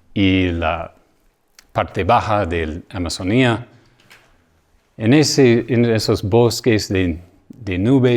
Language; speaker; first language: Spanish; non-native, fluent; English